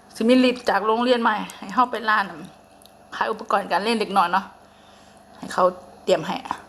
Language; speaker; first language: Thai; native; Thai